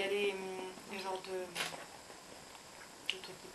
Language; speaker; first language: French; native; French